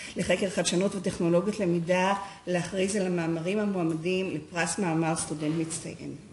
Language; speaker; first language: Hebrew; native; Hebrew